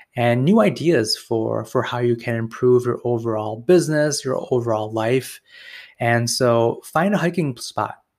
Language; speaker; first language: English; native; English